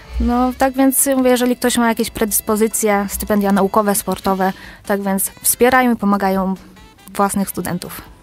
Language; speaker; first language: Polish; native; Polish